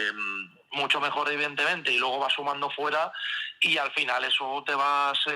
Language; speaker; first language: Spanish; native; Spanish